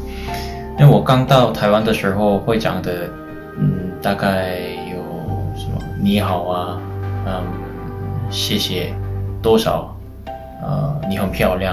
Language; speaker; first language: Chinese; non-native, fluent; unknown